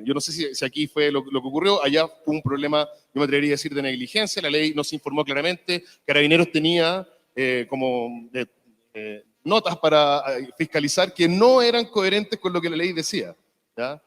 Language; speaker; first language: Spanish; native; Spanish